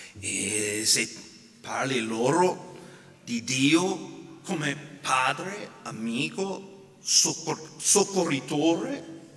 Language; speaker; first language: Italian; non-native, fluent; English